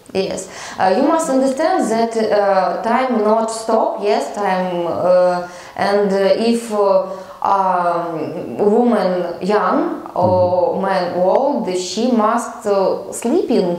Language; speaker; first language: English; non-native, learner; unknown